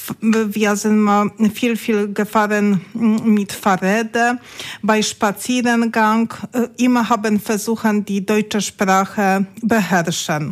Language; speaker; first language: German; non-native, learner; Polish